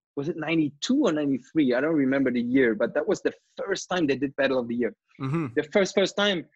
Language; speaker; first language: English; non-native, fluent; German